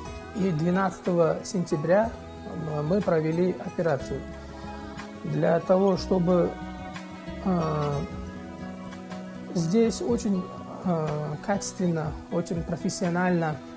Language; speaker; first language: Russian; non-native, fluent; Uzbek